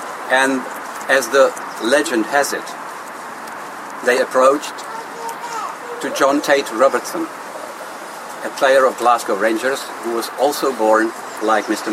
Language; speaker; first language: English; non-native, fluent; Czech